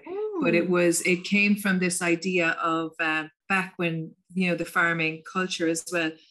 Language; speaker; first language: English; native; English